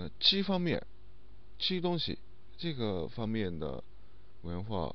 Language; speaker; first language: Chinese; non-native, learner; Japanese